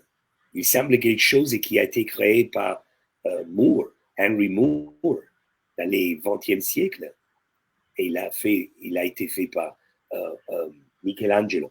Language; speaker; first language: French; non-native, fluent; Italian